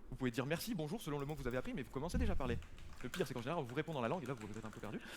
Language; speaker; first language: French; native; French